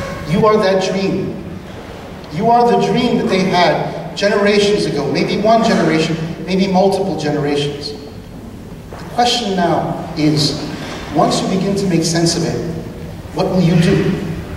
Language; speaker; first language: English; early bilingual, other home language; Spanish